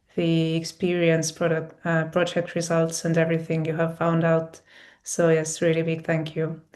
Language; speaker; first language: English; non-native, fluent; Estonian